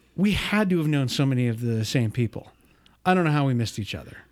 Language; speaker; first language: English; native; English